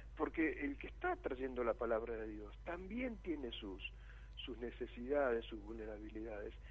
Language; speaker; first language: Spanish; native; Spanish